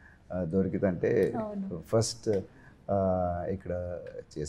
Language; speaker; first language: Telugu; non-native, learner; Tamil